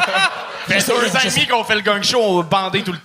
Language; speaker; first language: French; native; French